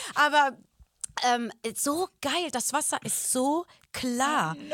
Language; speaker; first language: German; native; German